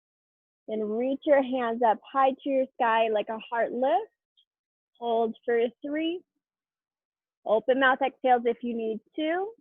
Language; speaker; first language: English; native; English